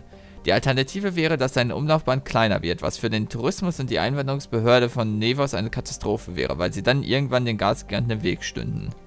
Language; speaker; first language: German; native; German